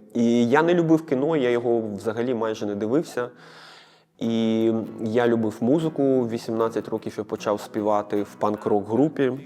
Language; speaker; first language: Ukrainian; native; Ukrainian